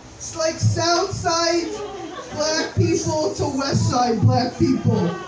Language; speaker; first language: English; native; English